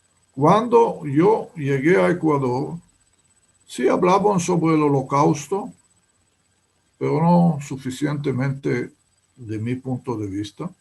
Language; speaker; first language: Spanish; non-native, fluent; Hebrew